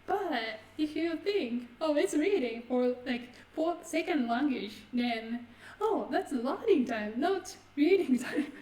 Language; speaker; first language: English; non-native, fluent; Japanese